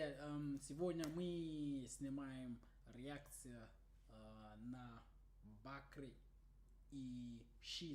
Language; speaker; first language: Russian; non-native, learner; English